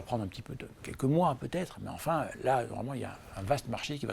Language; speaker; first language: French; native; French